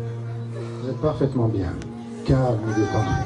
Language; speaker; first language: French; native; French